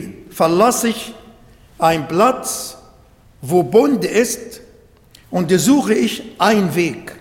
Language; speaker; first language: German; non-native, learner; Arabic